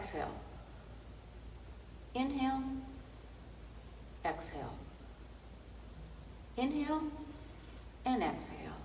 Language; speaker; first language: English; native; English